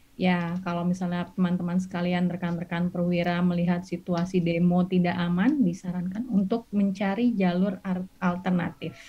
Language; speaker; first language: Indonesian; native; Indonesian